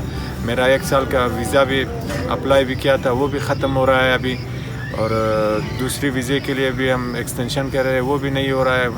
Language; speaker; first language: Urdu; non-native, learner; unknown